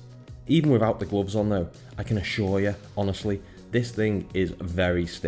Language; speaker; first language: English; native; English